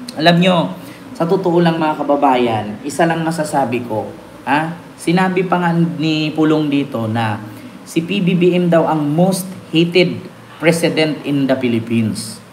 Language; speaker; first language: Filipino; non-native, local second language; Cebuano